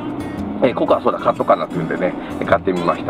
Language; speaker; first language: Japanese; native; Japanese